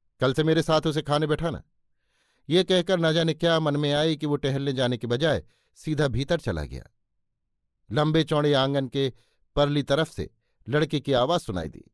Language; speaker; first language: Hindi; native; Hindi